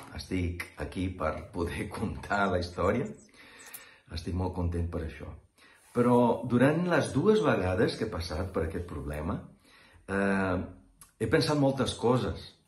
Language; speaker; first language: Catalan; non-native, fluent; Portuguese